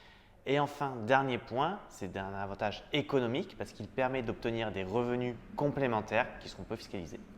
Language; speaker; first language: French; native; French